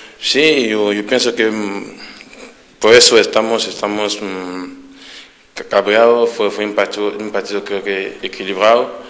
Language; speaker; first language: Spanish; non-native, fluent; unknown